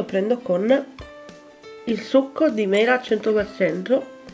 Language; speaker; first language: Italian; native; Italian